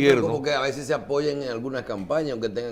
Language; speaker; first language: Spanish; native; Spanish